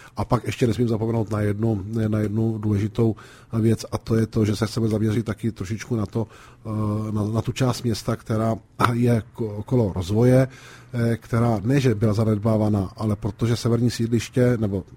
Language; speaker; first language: Czech; native; Czech